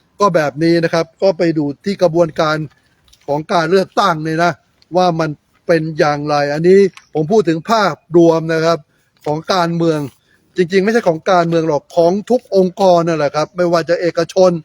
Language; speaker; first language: Thai; native; Thai